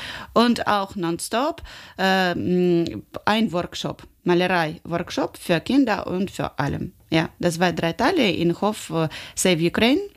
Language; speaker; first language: German; non-native, learner; Ukrainian